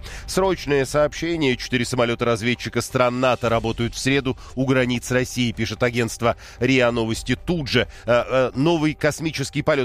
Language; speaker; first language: Russian; native; Russian